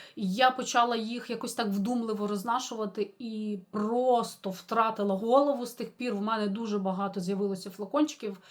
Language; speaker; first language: Ukrainian; non-native, local second language; Russian